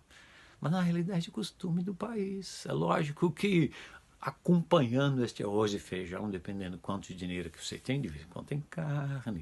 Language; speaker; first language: Portuguese; non-native, fluent; Dutch